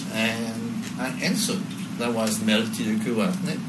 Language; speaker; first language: English; non-native, fluent; French